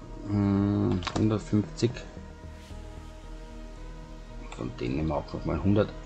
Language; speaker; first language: German; native; German